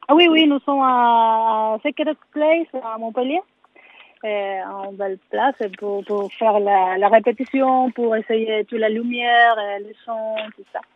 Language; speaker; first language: French; non-native, learner; Spanish